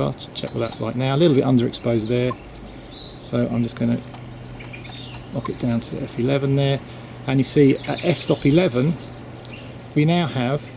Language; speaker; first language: English; native; English